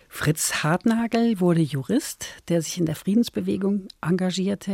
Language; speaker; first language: German; native; German